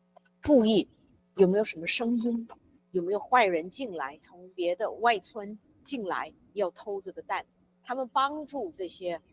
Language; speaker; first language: Chinese; early bilingual, heritage; English